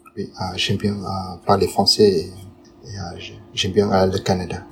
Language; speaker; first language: French; non-native, fluent; Vietnamese